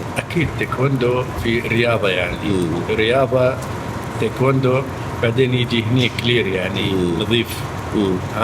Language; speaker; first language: Arabic; non-native, learner; Korean